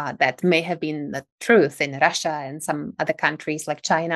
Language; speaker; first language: English; non-native, fluent; Czech